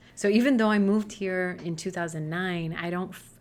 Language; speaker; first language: English; native; English